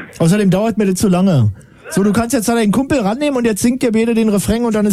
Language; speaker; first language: German; native; German